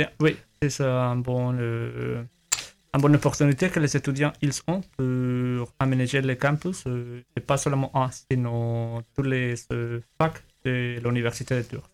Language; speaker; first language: French; non-native, learner; Spanish